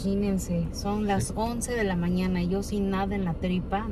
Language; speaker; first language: Spanish; native; Spanish